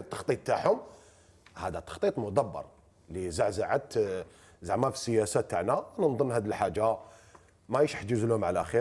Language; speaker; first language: Arabic; native; Arabic